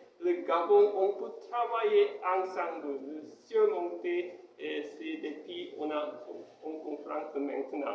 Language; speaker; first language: French; non-native, fluent; Korean